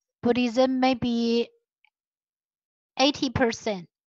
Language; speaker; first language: English; non-native, learner; Chinese